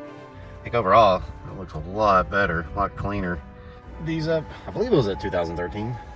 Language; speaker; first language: English; native; English